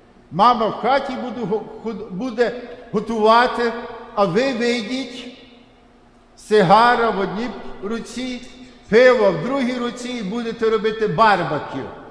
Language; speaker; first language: Ukrainian; early bilingual, heritage; Ukrainian